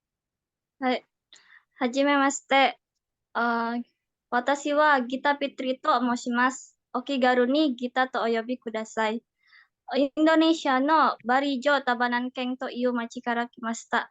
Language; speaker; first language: Japanese; non-native, learner; Indonesian